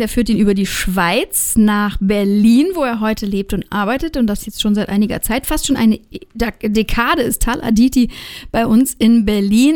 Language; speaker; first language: German; native; German